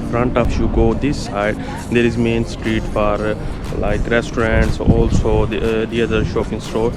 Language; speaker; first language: English; non-native, learner; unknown